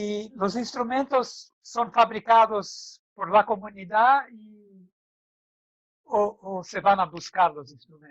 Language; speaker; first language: Spanish; non-native, fluent; Portuguese